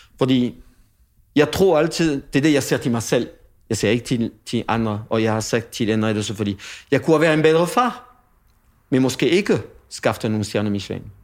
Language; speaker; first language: Danish; non-native, fluent; French